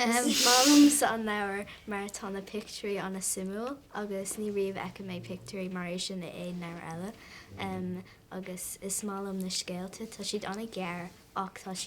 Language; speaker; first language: Irish; non-native, local second language; English